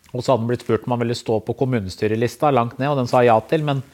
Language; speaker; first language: Norwegian; native; Norwegian